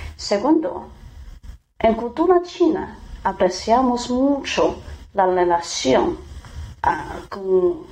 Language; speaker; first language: Spanish; non-native, fluent; Chinese